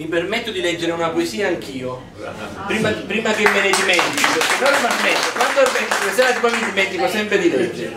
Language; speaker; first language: Italian; native; Italian